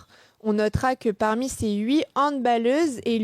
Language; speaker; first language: French; native; French